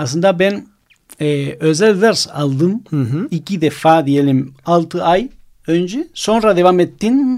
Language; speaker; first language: Turkish; non-native, fluent; Spanish